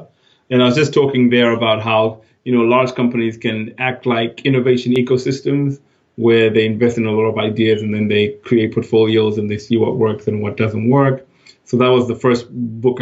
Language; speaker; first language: English; non-native, local second language; Shona